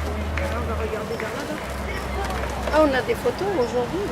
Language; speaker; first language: French; native; French